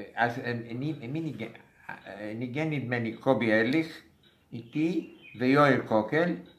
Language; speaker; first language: Hebrew; non-native, fluent; Romanian